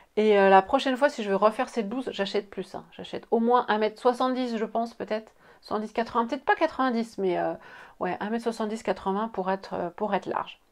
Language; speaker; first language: French; native; French